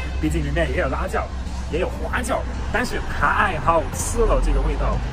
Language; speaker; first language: Chinese; non-native, fluent; German